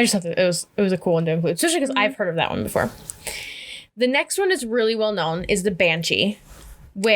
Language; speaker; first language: English; native; English